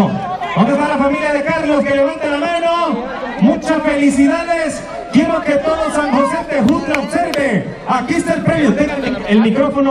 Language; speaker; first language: Spanish; native; Spanish